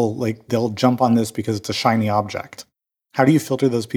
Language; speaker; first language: English; native; English